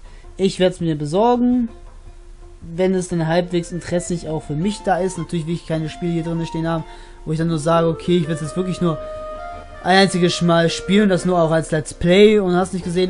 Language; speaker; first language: German; native; German